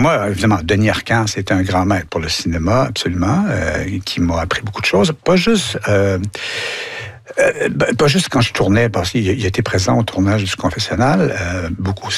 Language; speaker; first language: French; native; French